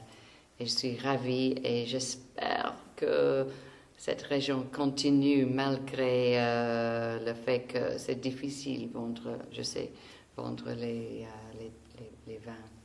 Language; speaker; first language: French; non-native, fluent; English